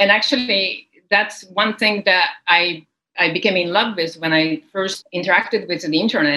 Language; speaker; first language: English; non-native, fluent; Japanese